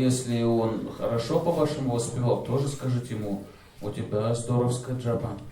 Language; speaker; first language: Russian; native; Russian